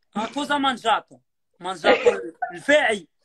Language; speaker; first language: Italian; non-native, learner; Arabic